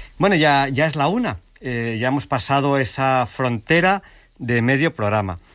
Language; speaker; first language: Spanish; native; Spanish